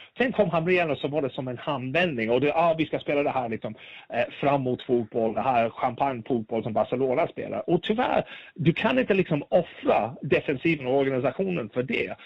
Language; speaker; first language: Swedish; native; Swedish